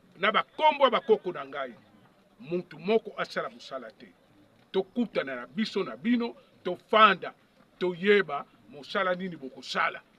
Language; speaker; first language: Lingala; non-native, local second language; Kongo